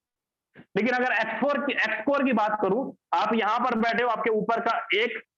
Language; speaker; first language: Hindi; native; Hindi